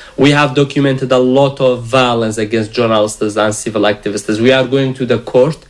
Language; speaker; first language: English; non-native, fluent; Kurdish